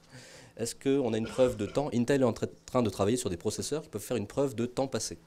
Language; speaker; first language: French; native; French